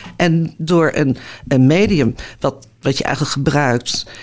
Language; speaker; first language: Dutch; native; Dutch